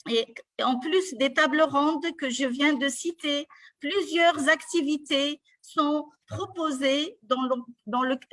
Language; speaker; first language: French; non-native, local second language; Arabic